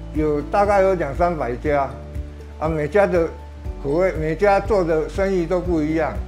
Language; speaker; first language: Chinese; native; Chinese